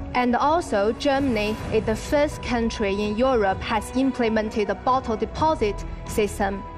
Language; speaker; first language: English; non-native, fluent; Chinese